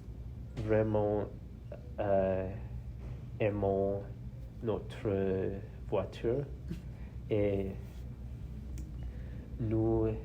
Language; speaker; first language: French; non-native, learner; English